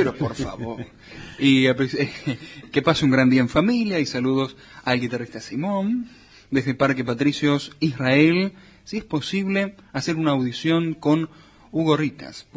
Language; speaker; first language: Spanish; native; Spanish